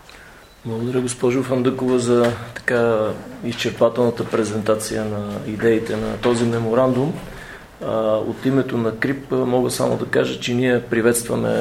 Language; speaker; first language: Bulgarian; native; Bulgarian